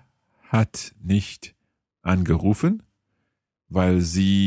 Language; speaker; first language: German; non-native, learner; English